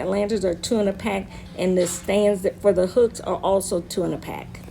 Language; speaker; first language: English; native; English